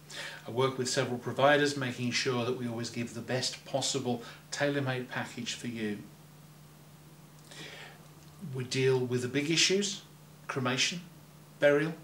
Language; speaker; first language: English; native; English